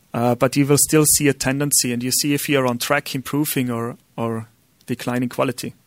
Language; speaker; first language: English; non-native, fluent; German